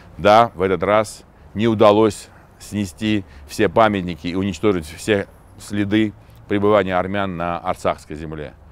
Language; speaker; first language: Russian; non-native, local second language; Armenian